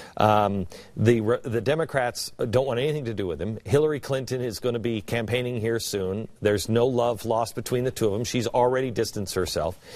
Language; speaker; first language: English; native; English